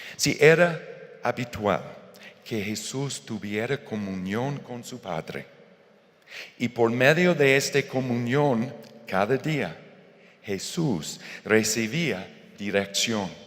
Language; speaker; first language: Spanish; non-native, fluent; English